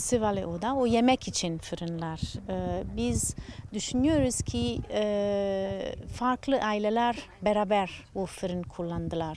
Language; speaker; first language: Turkish; non-native, learner; Italian